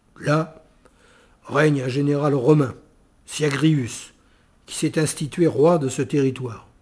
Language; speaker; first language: French; native; French